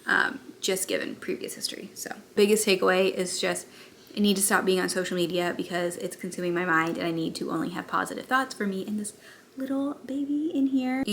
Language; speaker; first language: English; native; English